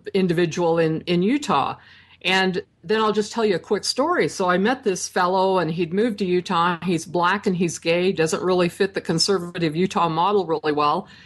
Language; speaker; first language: English; native; English